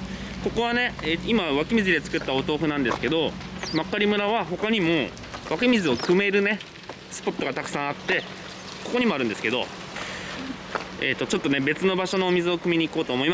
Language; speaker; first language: Japanese; native; Japanese